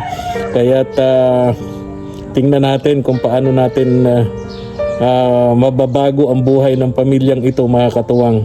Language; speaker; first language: Filipino; native; Filipino